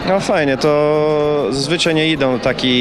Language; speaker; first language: Polish; non-native, learner; English